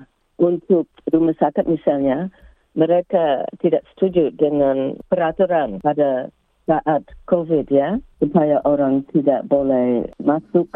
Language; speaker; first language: Indonesian; early bilingual, heritage; English